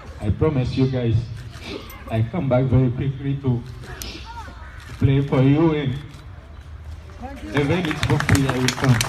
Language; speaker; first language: English; non-native, learner; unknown